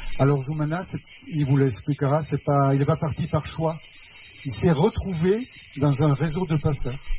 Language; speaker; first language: French; non-native, fluent; Spanish